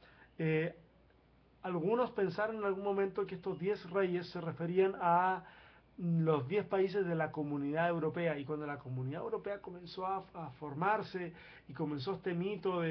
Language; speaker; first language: Spanish; native; Spanish